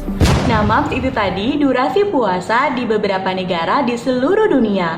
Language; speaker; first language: Indonesian; native; Indonesian